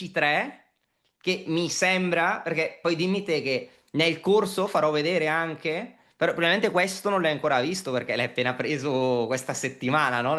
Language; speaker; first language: Italian; native; Italian